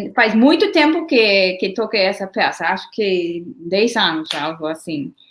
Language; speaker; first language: Portuguese; non-native, learner; English